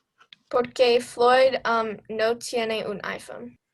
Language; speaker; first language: Spanish; non-native, learner; English